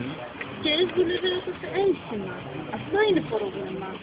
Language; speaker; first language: Greek; non-native, learner; Persian